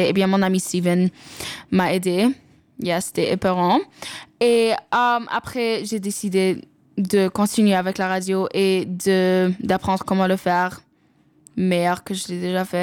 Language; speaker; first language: French; non-native, local second language; English